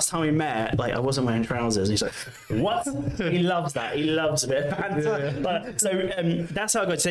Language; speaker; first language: English; native; English